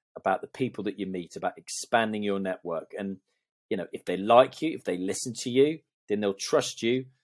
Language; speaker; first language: English; native; English